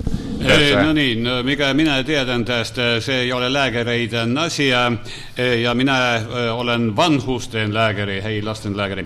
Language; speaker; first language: Finnish; non-native, learner; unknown